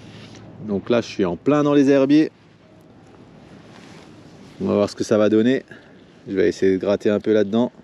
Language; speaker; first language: French; native; French